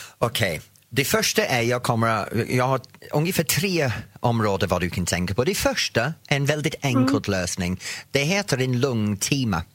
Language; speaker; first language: Swedish; non-native, fluent; English